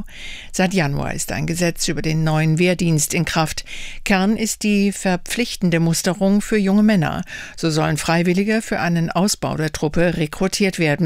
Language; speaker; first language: German; native; German